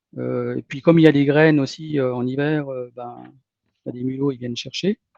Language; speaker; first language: French; native; French